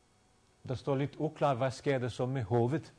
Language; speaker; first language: Danish; non-native, fluent; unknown